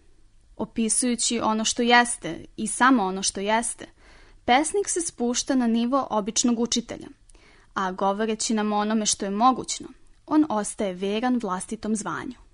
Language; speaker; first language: Serbian; native; Serbian